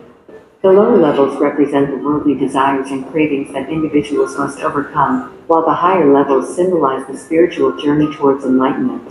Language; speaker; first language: English; non-native, learner; Indonesian